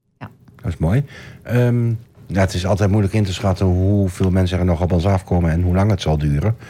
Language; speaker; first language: Dutch; native; Dutch